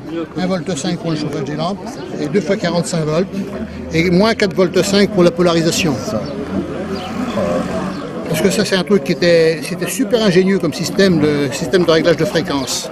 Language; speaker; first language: French; native; French